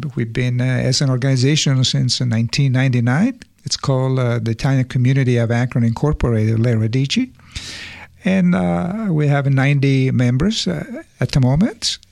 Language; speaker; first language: English; non-native, fluent; Italian